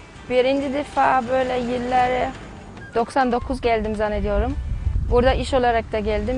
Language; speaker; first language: Turkish; non-native, learner; German